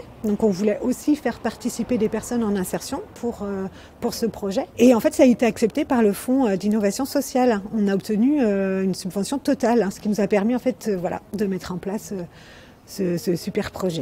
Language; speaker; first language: French; native; French